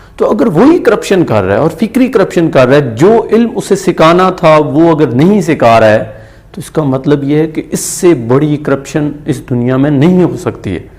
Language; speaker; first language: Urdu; non-native, local second language; Punjabi